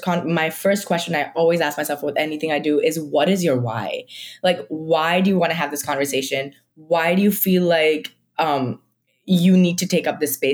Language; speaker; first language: English; non-native, local second language; Marathi